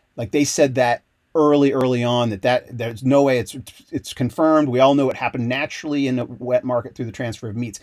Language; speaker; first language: English; native; English